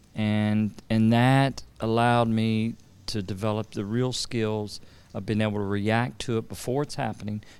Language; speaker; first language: English; native; English